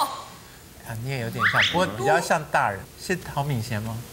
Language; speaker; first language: Chinese; native; Chinese